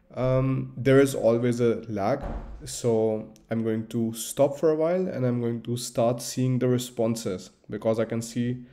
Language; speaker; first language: English; non-native, local second language; Hindi